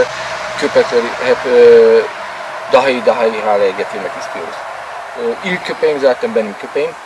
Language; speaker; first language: Turkish; non-native, fluent; Hungarian